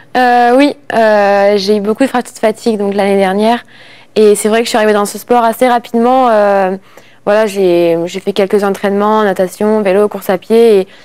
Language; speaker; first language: French; native; French